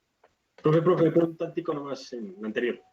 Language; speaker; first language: Spanish; native; Spanish